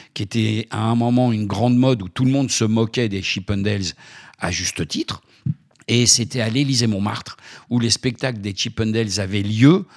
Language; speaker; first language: French; native; French